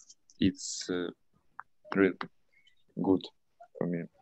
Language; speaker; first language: English; non-native, learner; Ukrainian